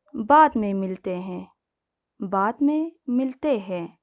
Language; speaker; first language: Hindi; non-native, fluent; Persian